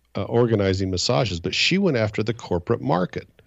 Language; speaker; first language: English; native; English